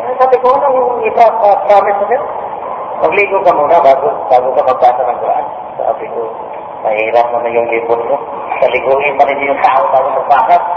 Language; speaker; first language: Filipino; non-native, local second language; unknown